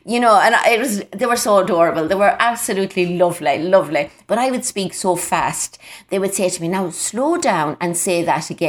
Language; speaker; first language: English; native; English